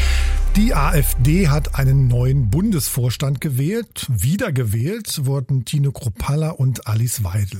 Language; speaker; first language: German; native; German